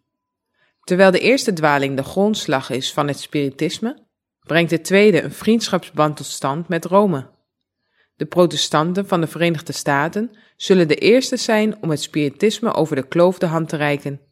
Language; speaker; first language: Dutch; native; Dutch